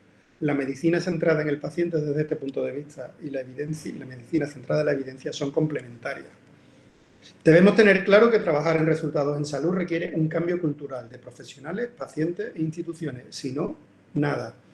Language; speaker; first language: Spanish; native; Spanish